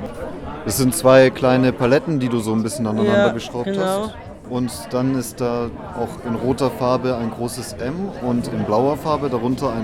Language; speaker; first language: German; native; German